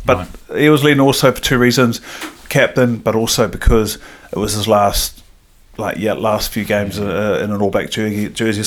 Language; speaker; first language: English; native; English